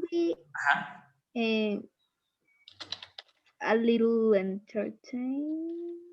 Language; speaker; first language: English; non-native, learner; Spanish